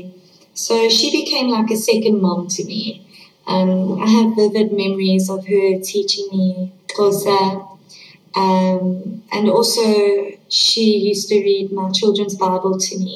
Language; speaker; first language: English; native; English